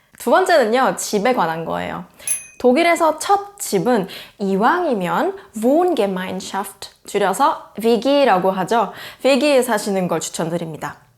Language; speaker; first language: Korean; native; Korean